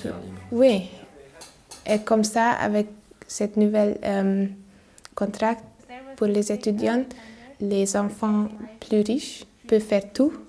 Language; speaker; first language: French; non-native, learner; Hungarian